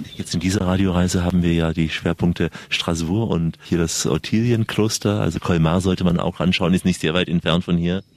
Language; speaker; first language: German; native; German